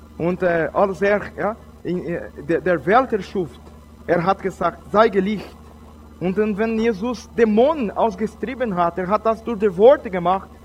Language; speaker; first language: German; non-native, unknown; Portuguese